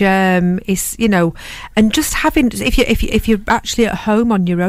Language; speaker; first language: English; native; English